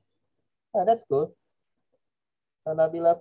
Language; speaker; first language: English; non-native, fluent; Indonesian